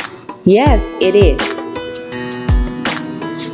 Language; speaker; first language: English; non-native, fluent; Indonesian